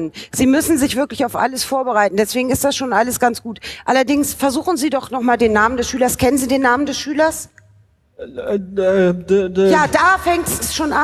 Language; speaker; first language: German; native; German